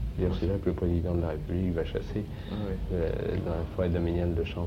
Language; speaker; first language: French; native; French